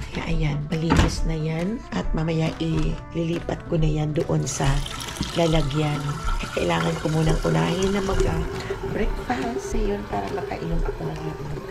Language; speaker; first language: Filipino; non-native, local second language; Cebuano